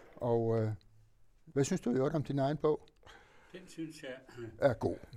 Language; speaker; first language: Danish; native; Danish